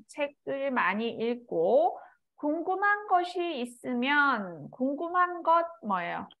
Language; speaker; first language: Korean; native; Korean